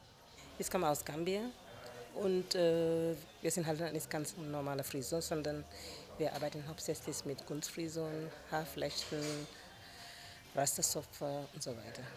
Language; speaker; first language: German; non-native, fluent; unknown